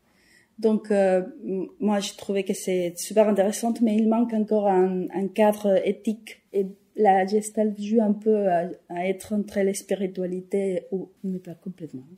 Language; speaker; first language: French; non-native, fluent; Spanish